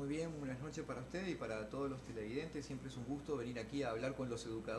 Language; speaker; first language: Spanish; native; Spanish